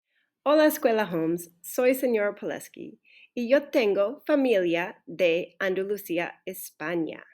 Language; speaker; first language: Spanish; early bilingual, other home language; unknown